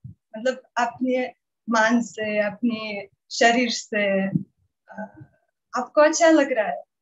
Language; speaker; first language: Hindi; non-native, learner; Russian